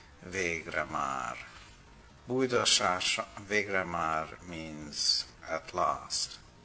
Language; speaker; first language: Hungarian; native; Hungarian